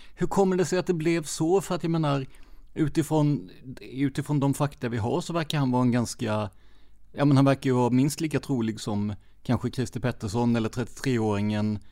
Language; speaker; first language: Swedish; native; Swedish